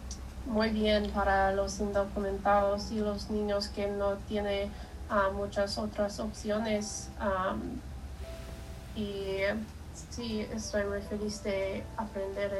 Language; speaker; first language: Spanish; non-native, learner; English